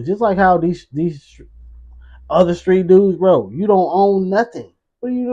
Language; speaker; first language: English; native; English